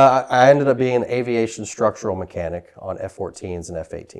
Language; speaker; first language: English; native; English